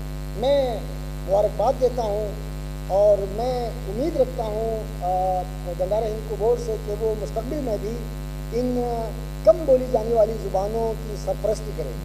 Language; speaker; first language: Urdu; non-native, local second language; Northern Hindko